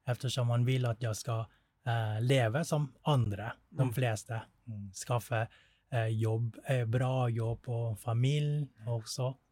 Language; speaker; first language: Swedish; non-native, fluent; Thai